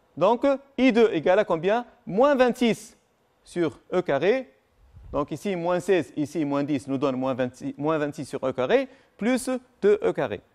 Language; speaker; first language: French; non-native, local second language; Arabic